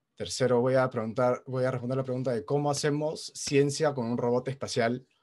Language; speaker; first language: Spanish; native; Spanish